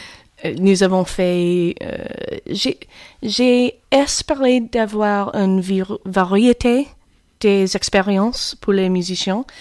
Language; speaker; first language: French; non-native, learner; English